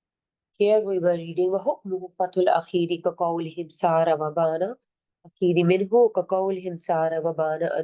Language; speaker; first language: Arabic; non-native, fluent; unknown